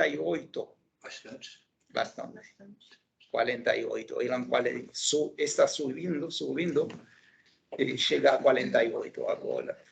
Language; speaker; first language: Portuguese; non-native, local second language; Haitian Creole